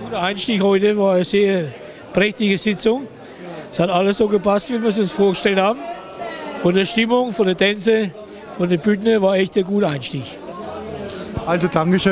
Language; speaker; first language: German; native; German